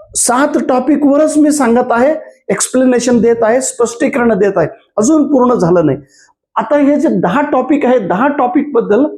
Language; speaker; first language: Marathi; non-native, local second language; Kannada